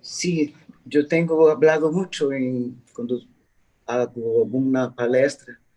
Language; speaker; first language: Spanish; non-native, learner; Portuguese